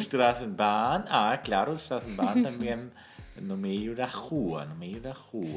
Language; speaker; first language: Portuguese; non-native, fluent; German